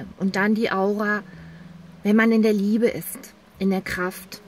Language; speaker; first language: German; native; German